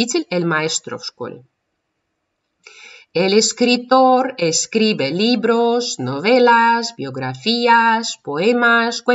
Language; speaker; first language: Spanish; non-native, fluent; Russian